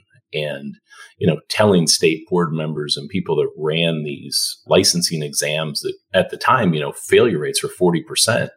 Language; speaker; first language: English; native; English